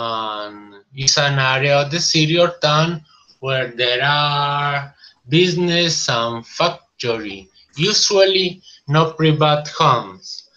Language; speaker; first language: English; non-native, learner; Spanish